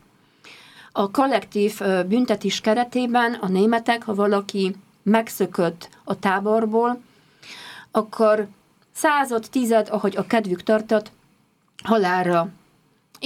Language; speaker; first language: Hungarian; non-native, fluent; Polish